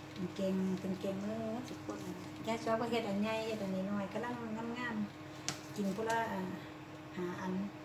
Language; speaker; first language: Thai; native; Thai